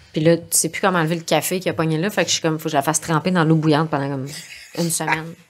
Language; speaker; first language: French; native; French